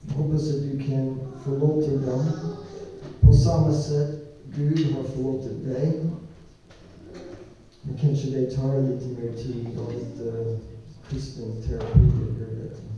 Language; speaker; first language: Swedish; non-native, learner; English